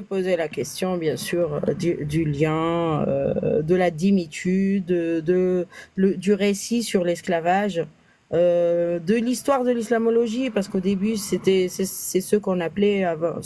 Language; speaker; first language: French; native; French